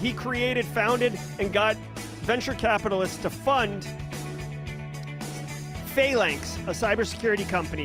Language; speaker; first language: English; native; English